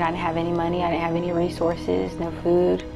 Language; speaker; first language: English; native; English